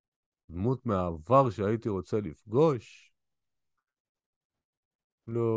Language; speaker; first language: Hebrew; native; Hebrew